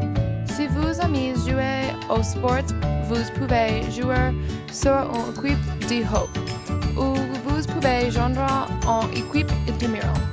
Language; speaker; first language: French; non-native, learner; English